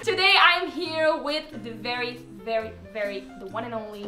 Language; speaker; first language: English; non-native, fluent; Dutch